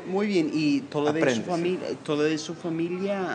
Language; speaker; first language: Spanish; non-native, learner; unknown